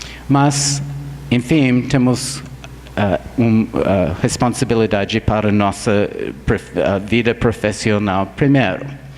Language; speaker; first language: Portuguese; non-native, fluent; English